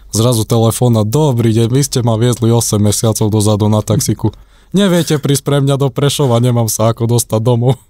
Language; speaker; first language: Slovak; non-native, fluent; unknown